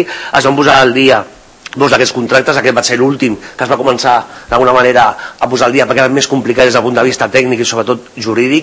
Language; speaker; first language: Catalan; native; Catalan